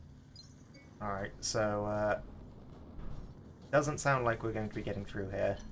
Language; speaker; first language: English; native; English